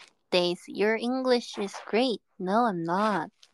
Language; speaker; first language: English; non-native, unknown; Korean